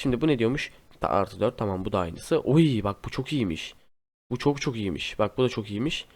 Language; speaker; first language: Turkish; native; Turkish